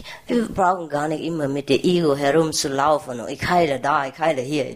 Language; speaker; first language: German; non-native, learner; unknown